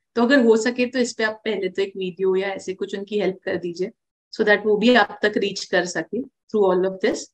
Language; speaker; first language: Hindi; non-native, local second language; Marathi